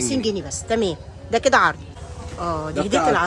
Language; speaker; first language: Arabic; native; Arabic